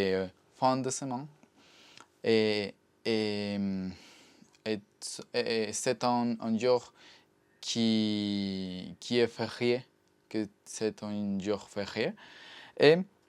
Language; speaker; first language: French; non-native, learner; Spanish